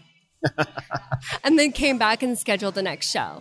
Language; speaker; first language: English; non-native, fluent; Russian